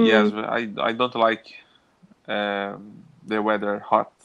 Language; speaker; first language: English; non-native, learner; Portuguese